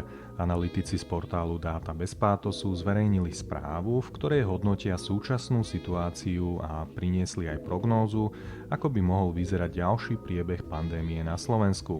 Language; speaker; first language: Slovak; native; Slovak